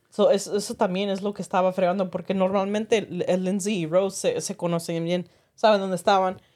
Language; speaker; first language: Spanish; early bilingual, heritage; Spanish